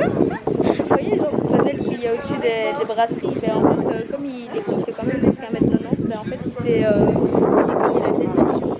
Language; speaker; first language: French; native; French